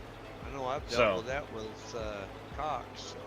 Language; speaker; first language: English; native; English